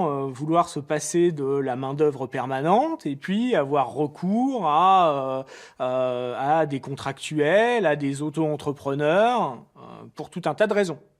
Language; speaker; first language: French; native; French